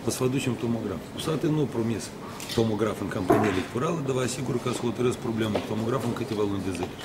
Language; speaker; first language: Romanian; non-native, local second language; Russian